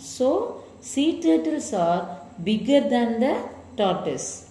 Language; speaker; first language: English; non-native, local second language; Tamil